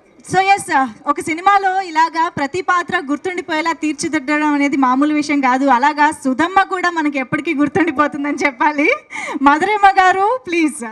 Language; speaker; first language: Telugu; native; Telugu